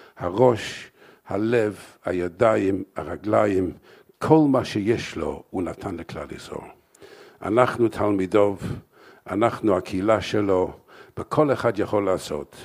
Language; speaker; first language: Hebrew; non-native, fluent; English